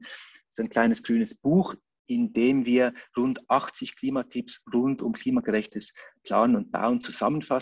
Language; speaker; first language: German; native; German